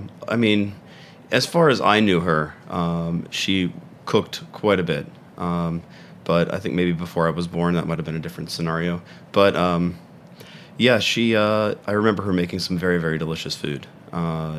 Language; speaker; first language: English; native; English